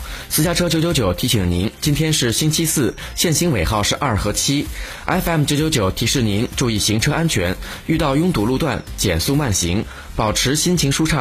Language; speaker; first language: Chinese; native; Chinese